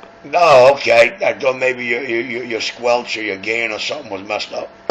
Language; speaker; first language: English; native; English